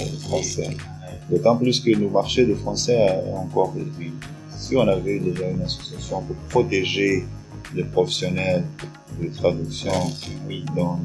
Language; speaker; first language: French; non-native, fluent; Portuguese